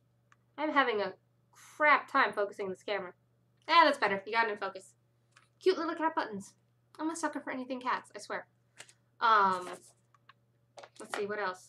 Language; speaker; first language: English; native; English